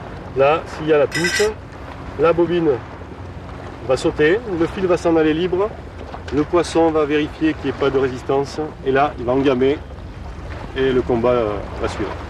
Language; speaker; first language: French; native; French